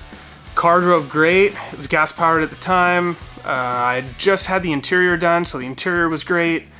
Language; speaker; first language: English; native; English